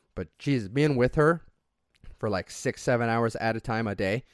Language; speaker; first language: English; native; English